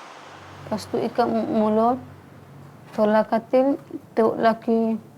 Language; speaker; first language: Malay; non-native, learner; Bangla